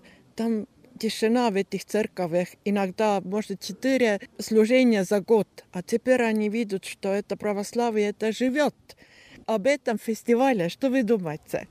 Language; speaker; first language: Russian; non-native, local second language; Estonian